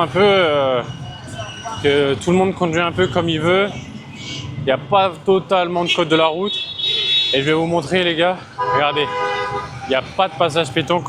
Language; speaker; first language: French; native; French